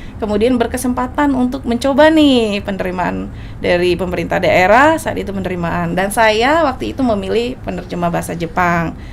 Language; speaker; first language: Indonesian; native; Indonesian